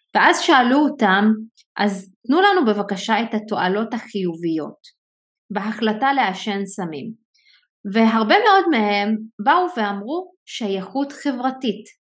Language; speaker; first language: Hebrew; non-native, local second language; Arabic